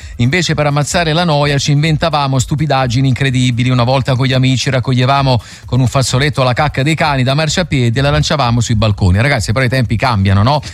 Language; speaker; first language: Italian; native; Italian